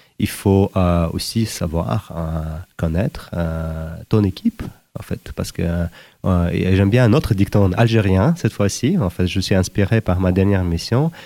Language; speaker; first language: French; non-native, fluent; Uzbek